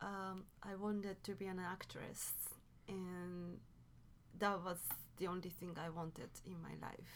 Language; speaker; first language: English; non-native, fluent; Japanese